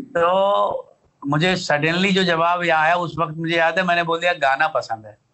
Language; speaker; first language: Hindi; native; Hindi